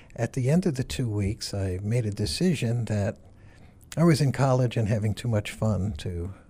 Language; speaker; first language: English; native; English